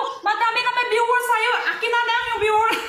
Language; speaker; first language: Filipino; non-native, learner; Chinese